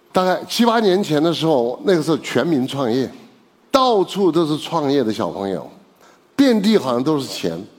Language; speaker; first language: Chinese; native; Chinese